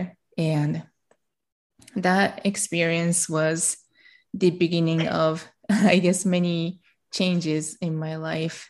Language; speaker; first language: English; non-native, fluent; Japanese